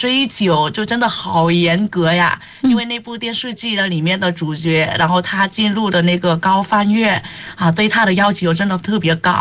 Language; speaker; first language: Chinese; non-native, fluent; Vietnamese